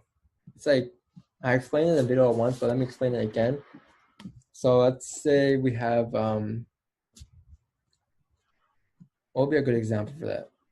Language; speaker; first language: English; native; English